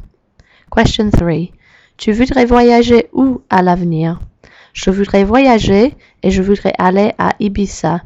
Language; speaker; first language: French; non-native, learner; English